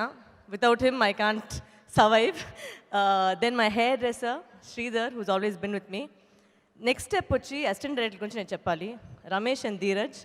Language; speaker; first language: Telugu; non-native, local second language; Tamil